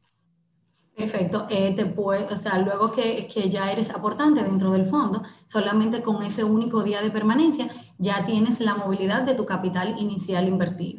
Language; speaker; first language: Spanish; native; Spanish